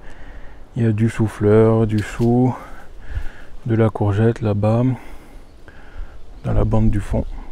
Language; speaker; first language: French; native; French